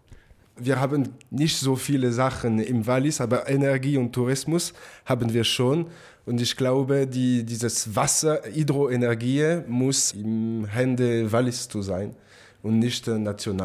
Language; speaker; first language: German; non-native, local second language; French